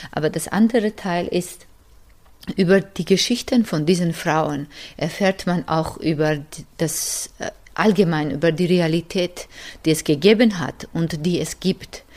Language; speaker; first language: German; non-native, fluent; Georgian